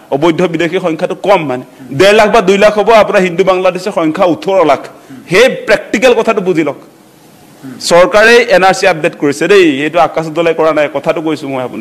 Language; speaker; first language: Assamese; non-native, local second language; Mising